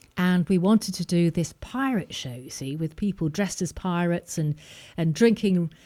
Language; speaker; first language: English; native; English